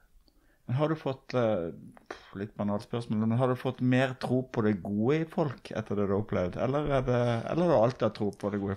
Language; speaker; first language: Norwegian; native; Norwegian